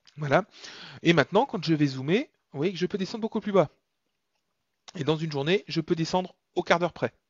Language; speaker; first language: French; native; French